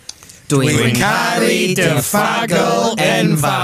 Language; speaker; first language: Welsh; non-native, learner; English